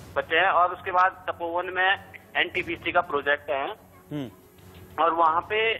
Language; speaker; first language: Hindi; native; Hindi